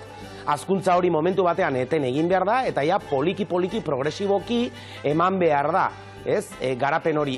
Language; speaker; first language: Basque; native; Basque